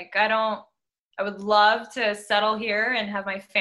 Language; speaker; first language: English; native; English